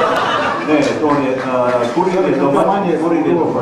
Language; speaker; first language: Serbian; native; Serbian